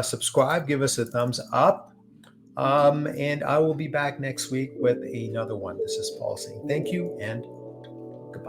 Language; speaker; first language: English; native; English